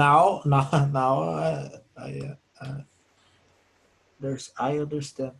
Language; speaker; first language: English; non-native, learner; Portuguese